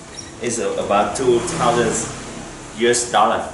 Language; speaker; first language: English; non-native, learner; Vietnamese